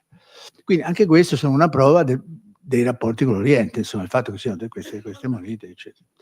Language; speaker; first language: Italian; native; Italian